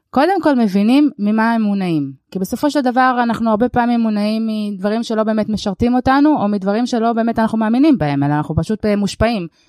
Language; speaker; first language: Hebrew; early bilingual, other home language; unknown